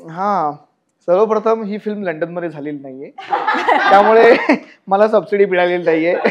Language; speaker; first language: Marathi; native; Marathi